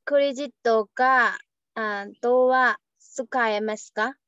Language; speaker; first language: Japanese; non-native, learner; Burmese